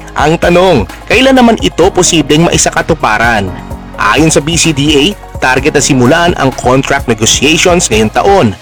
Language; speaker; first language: Filipino; native; Filipino